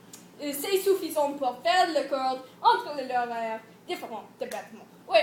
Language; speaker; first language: French; non-native, learner; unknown